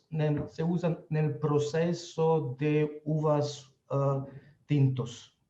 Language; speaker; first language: Spanish; non-native, fluent; Slovenian